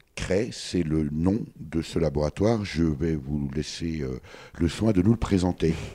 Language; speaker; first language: French; native; French